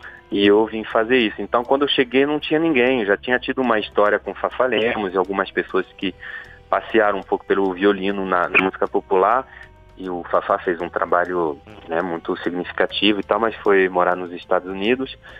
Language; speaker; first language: Portuguese; non-native, fluent; French